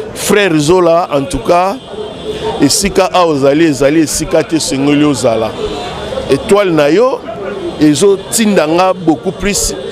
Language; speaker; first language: Lingala; native; Lingala